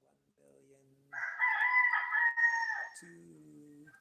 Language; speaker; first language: English; non-native, learner; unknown